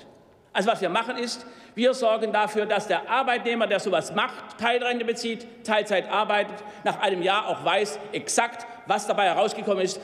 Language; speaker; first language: German; native; German